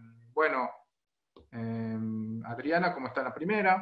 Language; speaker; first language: Spanish; non-native, fluent; Korean